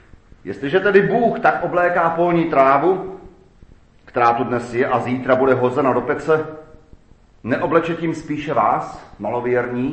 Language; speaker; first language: Czech; native; Czech